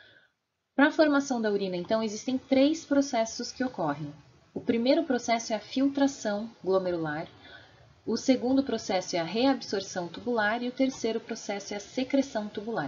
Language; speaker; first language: Portuguese; native; Portuguese